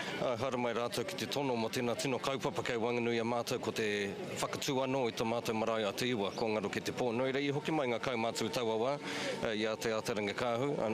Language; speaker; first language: Māori; native; Māori